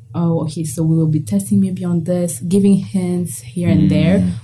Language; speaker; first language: English; non-native, local second language; Kinyarwanda